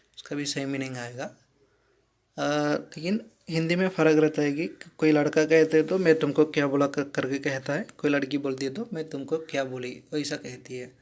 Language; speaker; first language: Hindi; non-native, local second language; Tamil